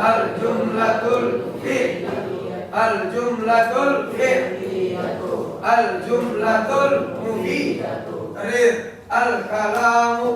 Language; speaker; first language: Arabic; non-native, learner; Indonesian